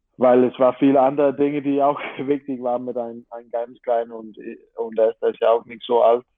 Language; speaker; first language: German; non-native, fluent; Danish